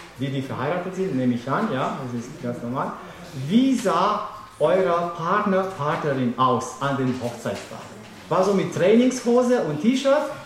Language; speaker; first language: German; non-native, fluent; Romanian